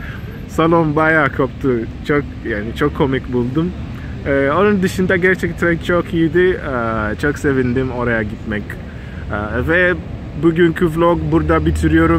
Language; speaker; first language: Turkish; non-native, fluent; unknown